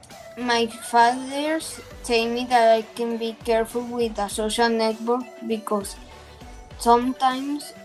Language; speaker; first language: English; non-native, learner; Spanish